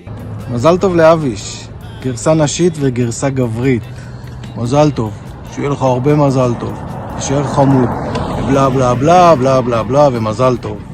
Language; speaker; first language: Hebrew; native; Hebrew